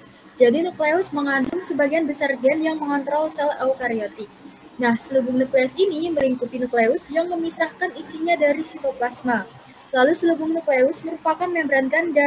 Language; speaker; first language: Indonesian; native; Indonesian